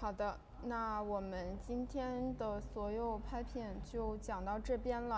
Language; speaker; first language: Chinese; native; Chinese